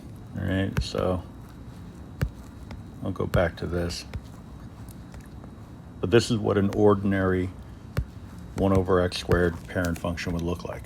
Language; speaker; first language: English; native; English